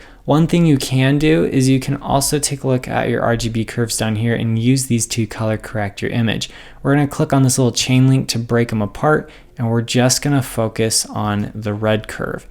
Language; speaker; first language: English; native; English